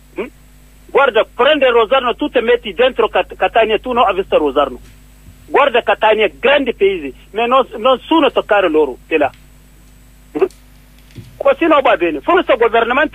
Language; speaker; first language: Italian; non-native, learner; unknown